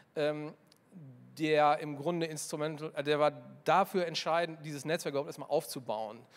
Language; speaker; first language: German; native; German